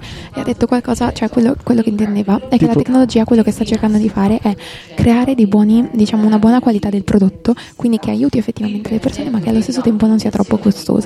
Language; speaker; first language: Italian; native; Italian